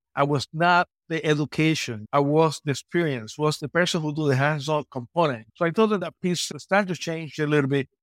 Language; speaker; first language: English; non-native, fluent; Spanish